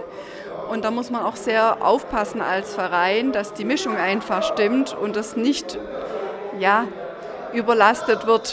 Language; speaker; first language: German; native; German